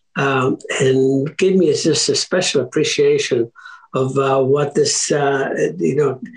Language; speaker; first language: English; early bilingual, other home language; Italian